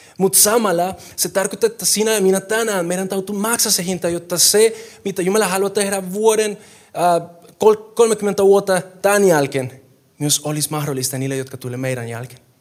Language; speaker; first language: Finnish; non-native, fluent; Spanish